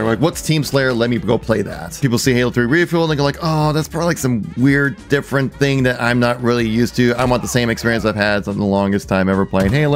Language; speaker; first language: English; native; English